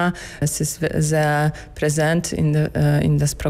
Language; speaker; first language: German; non-native, fluent; Polish